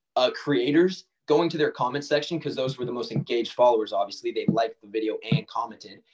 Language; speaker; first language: English; native; English